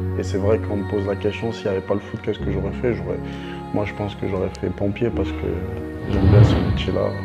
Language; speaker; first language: French; early bilingual, other home language; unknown